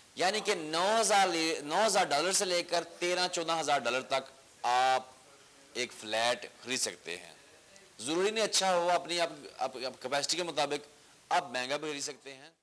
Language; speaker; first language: Urdu; non-native, local second language; Punjabi